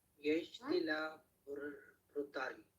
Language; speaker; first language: Romanian; non-native, learner; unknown